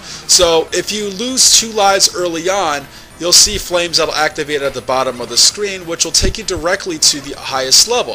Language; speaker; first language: English; native; English